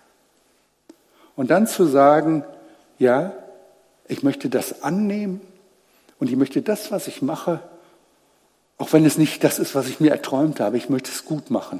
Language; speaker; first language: German; native; German